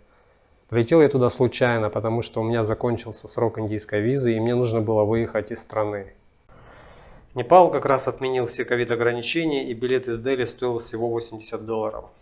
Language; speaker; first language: Russian; native; Russian